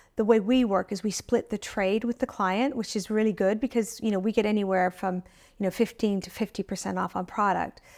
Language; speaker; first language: English; early bilingual, other home language; Italian